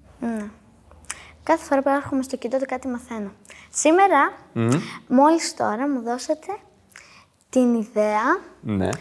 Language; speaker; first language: Greek; native; Greek